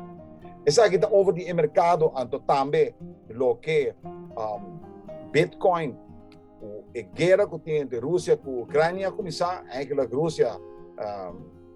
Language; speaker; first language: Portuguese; non-native, learner; Papiamento